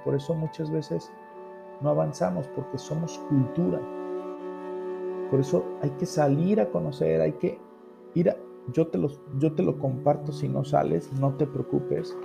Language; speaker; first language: Spanish; native; Spanish